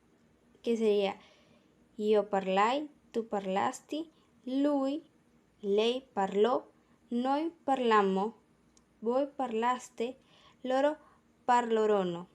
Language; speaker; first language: Italian; non-native, learner; Spanish